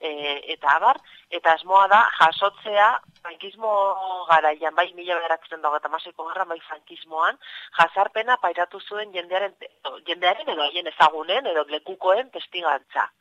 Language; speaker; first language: Basque; native; Basque